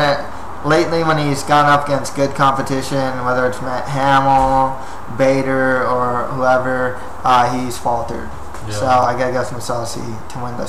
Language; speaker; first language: English; native; English